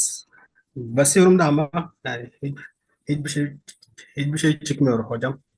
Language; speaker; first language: Turkish; non-native, fluent; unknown